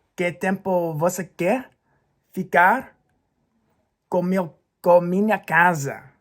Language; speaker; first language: Portuguese; non-native, learner; English